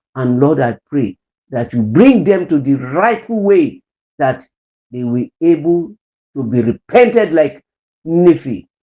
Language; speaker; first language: English; non-native, local second language; Yoruba